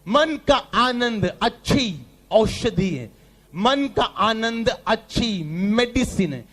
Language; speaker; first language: Hindi; non-native, local second language; Punjabi